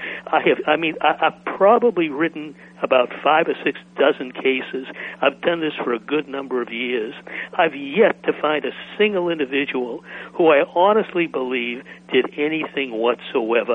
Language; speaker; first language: English; native; English